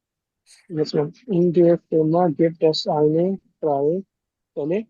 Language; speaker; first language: German; non-native, learner; Urdu